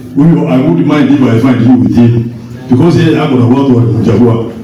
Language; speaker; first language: English; non-native, local second language; Gusii